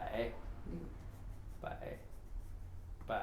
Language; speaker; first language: Chinese; non-native, learner; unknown